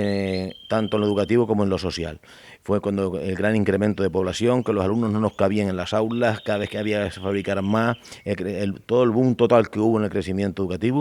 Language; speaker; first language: Spanish; native; Spanish